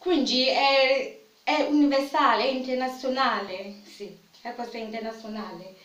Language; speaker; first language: Italian; non-native, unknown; French